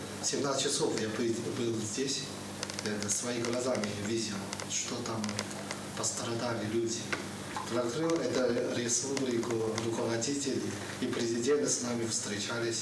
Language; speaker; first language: Russian; non-native, learner; Chinese